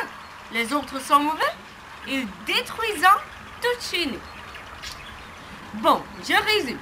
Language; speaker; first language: French; non-native, learner; Dutch